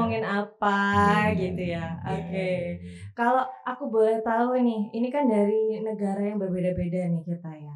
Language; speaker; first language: Indonesian; native; Indonesian